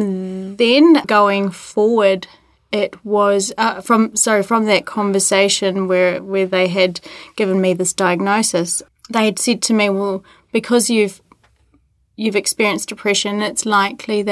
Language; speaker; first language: English; native; English